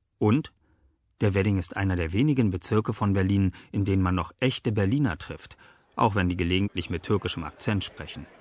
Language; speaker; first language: German; native; German